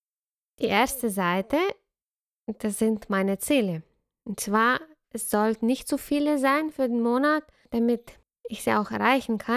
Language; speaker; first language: German; non-native, fluent; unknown